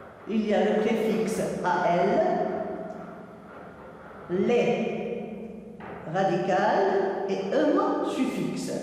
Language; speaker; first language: French; non-native, local second language; Arabic